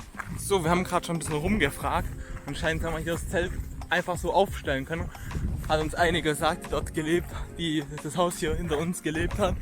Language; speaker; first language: German; native; German